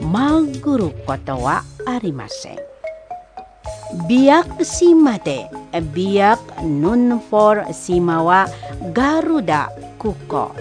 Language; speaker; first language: Japanese; non-native, fluent; Indonesian